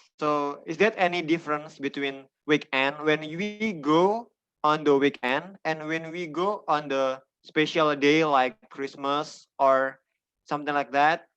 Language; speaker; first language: English; non-native, fluent; Indonesian